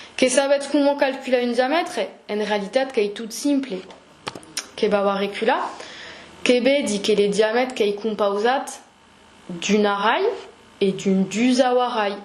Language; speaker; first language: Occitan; non-native, local second language; French